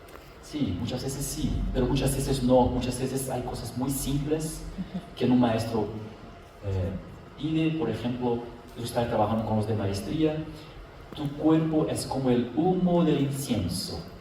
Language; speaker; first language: Spanish; non-native, fluent; Portuguese